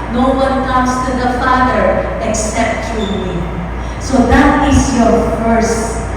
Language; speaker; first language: English; non-native, local second language; Filipino